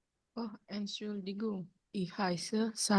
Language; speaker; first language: German; non-native, learner; Indonesian